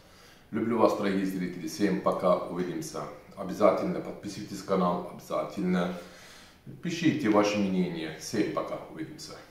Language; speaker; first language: Russian; non-native, learner; Turkish